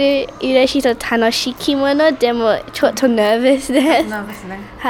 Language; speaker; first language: Japanese; non-native, learner; English